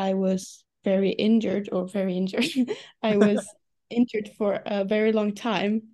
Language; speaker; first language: English; non-native, fluent; Swedish